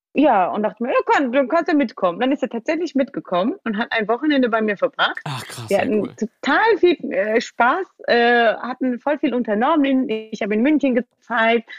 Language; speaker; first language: German; early bilingual, other home language; Georgian